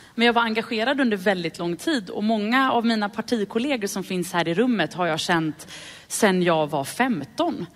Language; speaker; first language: Swedish; early bilingual, other home language; Arabic